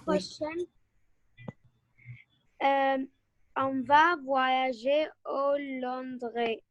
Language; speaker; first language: French; non-native, learner; Arabic